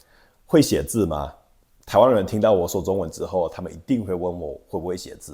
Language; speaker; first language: Chinese; non-native, fluent; English